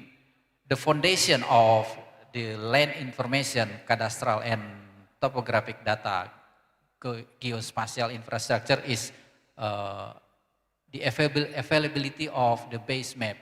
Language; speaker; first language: English; non-native, learner; Indonesian